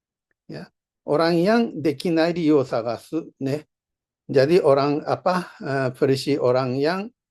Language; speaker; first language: Indonesian; non-native, fluent; Japanese